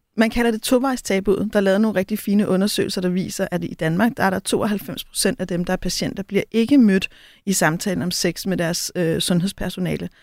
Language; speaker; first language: Danish; native; Danish